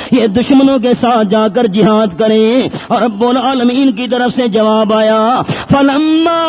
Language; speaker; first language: Urdu; non-native, local second language; Pashto